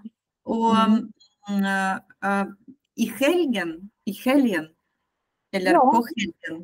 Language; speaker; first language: Swedish; non-native, learner; Russian